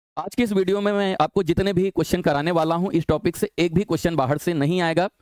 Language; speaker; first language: Hindi; native; Hindi